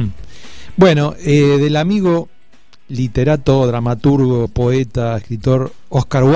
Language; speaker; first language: Spanish; native; Spanish